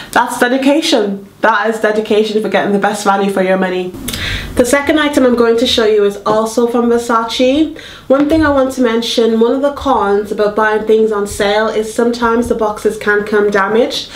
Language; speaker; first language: English; native; English